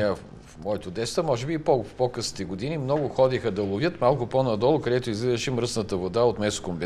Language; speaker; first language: Bulgarian; native; Bulgarian